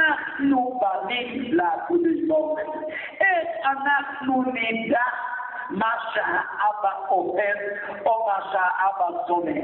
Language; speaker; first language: Hebrew; non-native, fluent; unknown